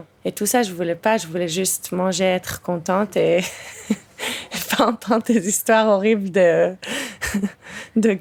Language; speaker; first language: French; early bilingual, heritage; Hebrew